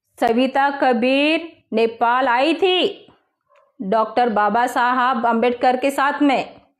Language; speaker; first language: Hindi; non-native, local second language; Marathi